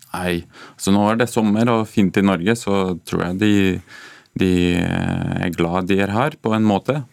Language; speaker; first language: Norwegian; non-native, fluent; Ukrainian